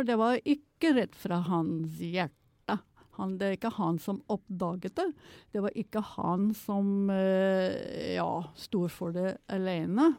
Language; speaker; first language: Norwegian; non-native, fluent; English